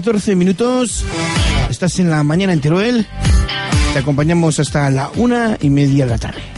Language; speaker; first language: Spanish; native; Spanish